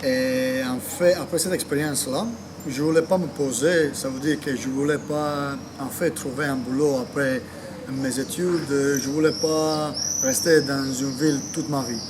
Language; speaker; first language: French; non-native, fluent; Croatian